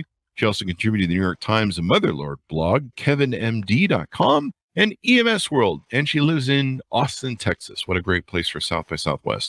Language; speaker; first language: English; native; English